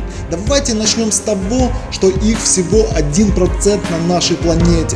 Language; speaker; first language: Russian; native; Russian